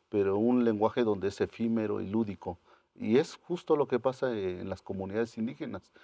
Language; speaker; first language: Spanish; non-native, local second language; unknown